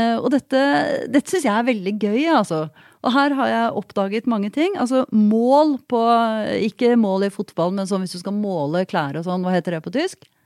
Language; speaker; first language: Norwegian; native; Norwegian